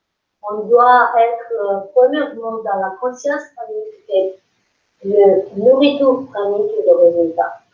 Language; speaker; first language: French; non-native, learner; English